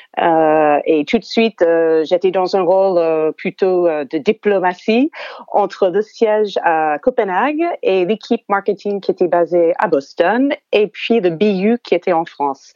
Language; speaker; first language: French; non-native, fluent; English